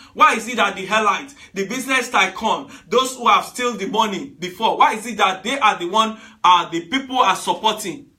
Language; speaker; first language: English; non-native, local second language; Yoruba